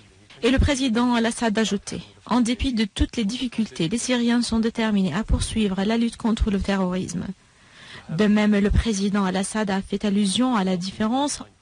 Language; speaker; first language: French; non-native, fluent; Arabic